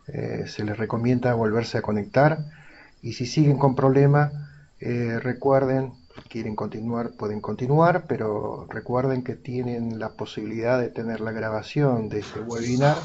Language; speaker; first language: Spanish; native; Spanish